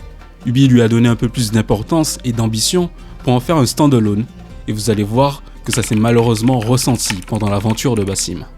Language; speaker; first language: French; native; French